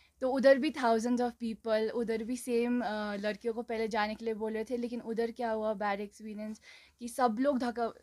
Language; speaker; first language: Hindi; non-native, local second language; Nepali